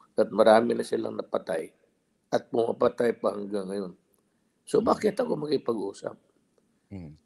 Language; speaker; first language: Filipino; non-native, local second language; Cebuano